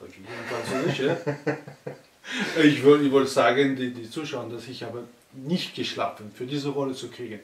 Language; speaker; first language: German; non-native, learner; French